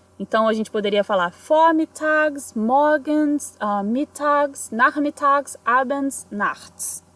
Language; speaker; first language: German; non-native, fluent; Portuguese